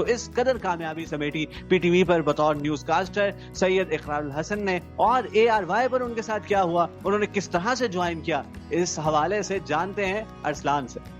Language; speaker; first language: Urdu; non-native, local second language; Punjabi